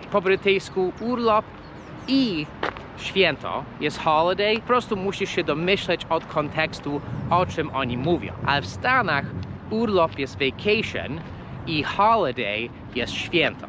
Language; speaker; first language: Polish; non-native, fluent; English